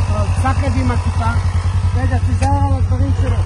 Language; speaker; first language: Hebrew; native; Hebrew